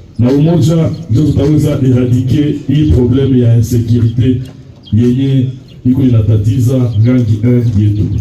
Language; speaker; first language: Swahili; native; Swahili